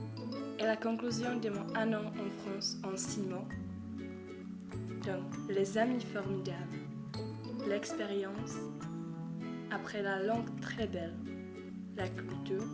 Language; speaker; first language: French; non-native, learner; Czech